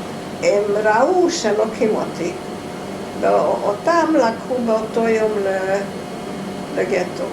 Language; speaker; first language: Hebrew; non-native, fluent; Hungarian